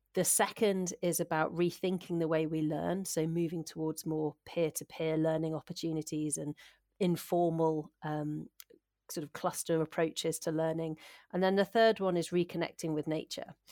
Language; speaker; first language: English; native; English